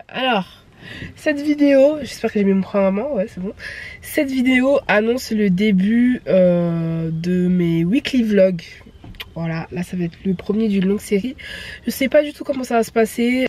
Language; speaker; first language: French; native; French